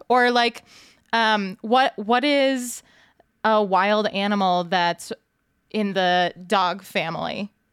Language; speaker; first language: English; native; English